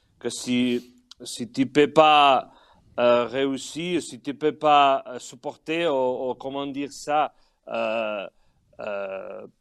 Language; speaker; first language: French; non-native, fluent; Catalan